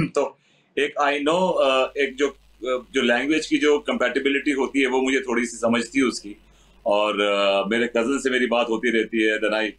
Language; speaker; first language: Hindi; native; Hindi